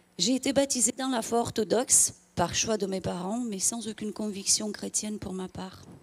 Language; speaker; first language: French; non-native, fluent; Romanian